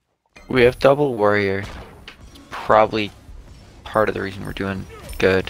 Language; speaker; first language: English; native; English